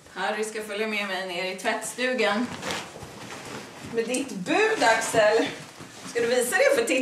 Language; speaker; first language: Swedish; native; Swedish